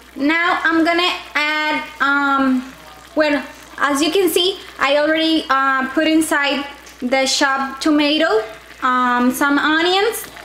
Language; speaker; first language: English; non-native, fluent; Spanish